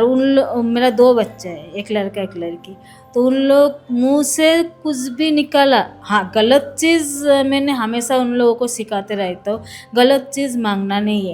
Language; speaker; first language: Hindi; non-native, local second language; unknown